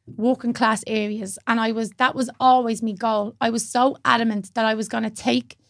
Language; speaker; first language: English; native; English